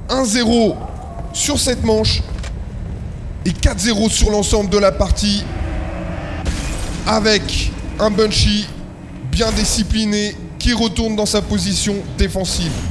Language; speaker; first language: French; native; French